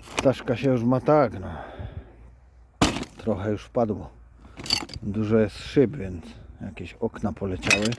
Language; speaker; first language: Polish; native; Polish